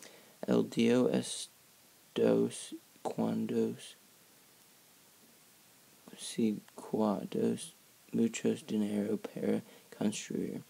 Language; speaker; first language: Spanish; non-native, learner; English